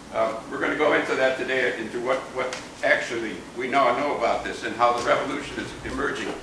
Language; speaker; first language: English; native; English